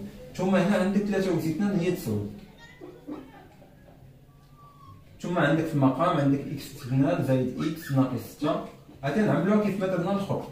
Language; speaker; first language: Arabic; native; Arabic